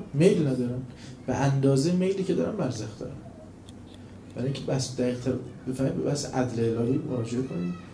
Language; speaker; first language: Persian; non-native, local second language; Azerbaijani